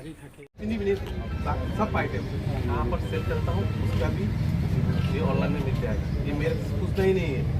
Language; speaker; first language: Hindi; non-native, local second language; Bangla